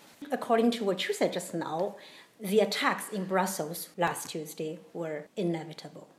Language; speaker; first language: English; non-native, fluent; Chinese